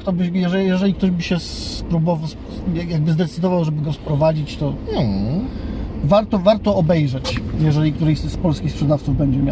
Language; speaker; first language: Polish; native; Polish